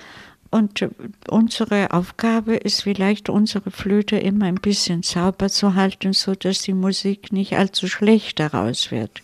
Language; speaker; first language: German; non-native, fluent; Italian